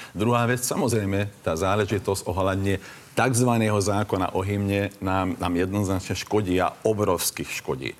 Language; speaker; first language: Slovak; non-native, local second language; Hungarian